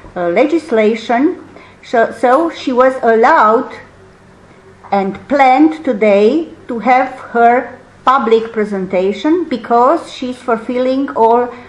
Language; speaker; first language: English; non-native, fluent; Romanian